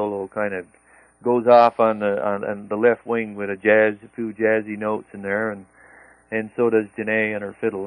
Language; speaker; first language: English; native; English